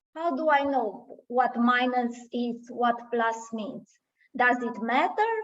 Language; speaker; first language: English; non-native, fluent; Romanian